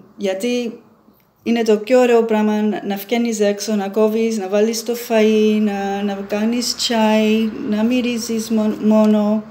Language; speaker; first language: Greek; early bilingual, heritage; Greek